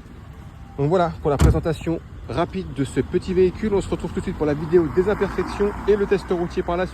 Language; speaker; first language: French; native; French